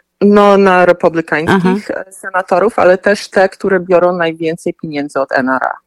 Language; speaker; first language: Polish; early bilingual, heritage; Polish